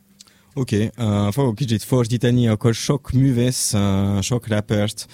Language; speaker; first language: Hungarian; non-native, learner; French